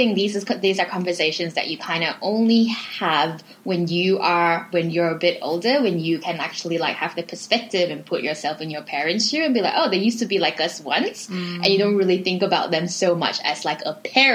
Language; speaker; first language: English; native; English